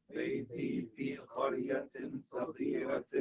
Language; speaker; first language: Arabic; non-native, learner; English